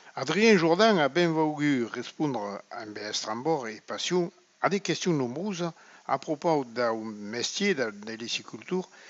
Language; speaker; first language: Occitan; native; Occitan